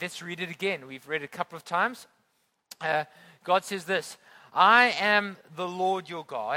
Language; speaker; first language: English; native; English